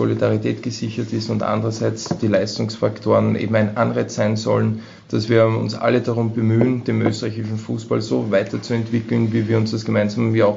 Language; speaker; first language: German; native; German